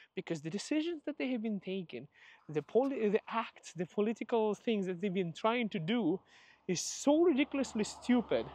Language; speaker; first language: English; non-native, fluent; Russian